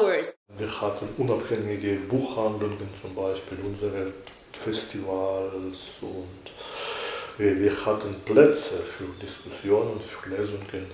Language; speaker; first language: German; non-native, fluent; Belarusian